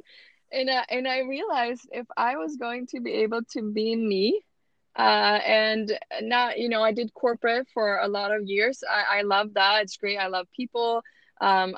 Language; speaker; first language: English; non-native, fluent; Swedish